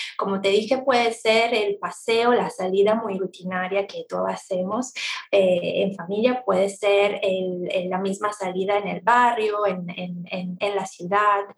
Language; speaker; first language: Spanish; non-native, fluent; Italian